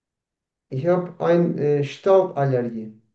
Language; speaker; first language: German; non-native, learner; Turkish